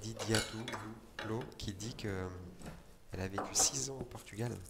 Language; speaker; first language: French; native; French